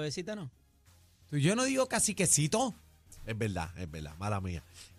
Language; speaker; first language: Spanish; native; Spanish